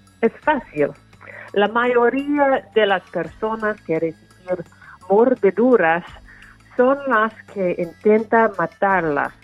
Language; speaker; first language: Spanish; non-native, learner; English